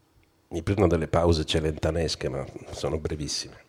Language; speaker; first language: Italian; native; Italian